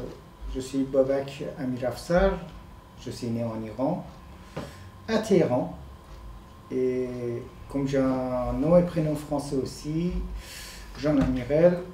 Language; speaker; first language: French; non-native, fluent; Persian